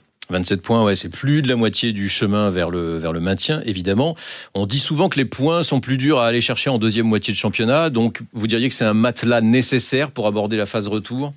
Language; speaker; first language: French; native; French